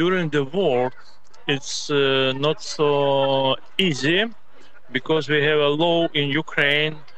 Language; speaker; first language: English; non-native, learner; Ukrainian